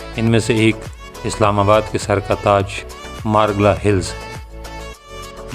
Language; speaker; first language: Urdu; native; Urdu